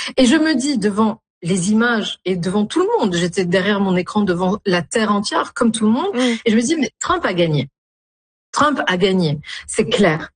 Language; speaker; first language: French; non-native, local second language; Arabic